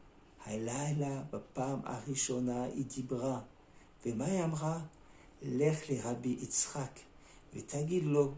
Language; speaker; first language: Hebrew; non-native, fluent; French